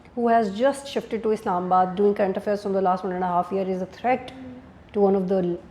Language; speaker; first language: English; non-native, local second language; Urdu